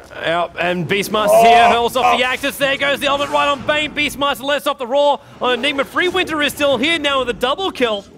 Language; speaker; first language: English; native; English